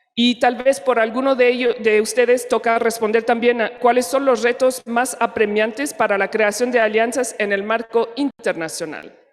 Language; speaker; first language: Spanish; non-native, fluent; French